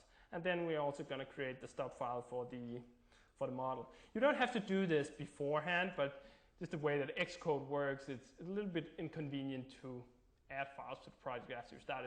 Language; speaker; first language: English; non-native, fluent; Danish